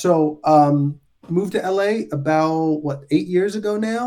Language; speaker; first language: English; native; English